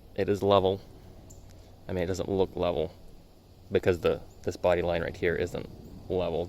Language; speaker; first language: English; native; English